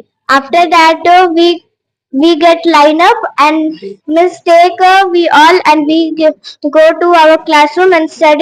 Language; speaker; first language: English; non-native, learner; Hindi